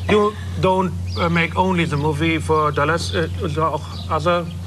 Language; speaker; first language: English; non-native, learner; German